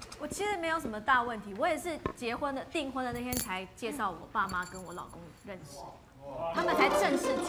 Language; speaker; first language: Chinese; native; Chinese